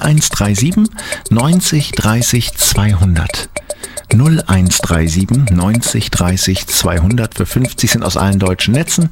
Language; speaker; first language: German; native; German